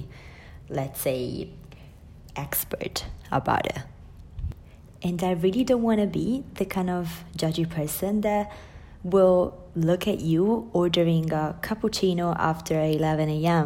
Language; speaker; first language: English; non-native, fluent; Italian